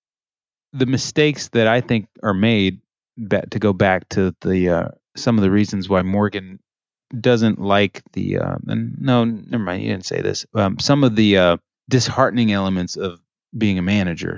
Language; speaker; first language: English; early bilingual, other home language; French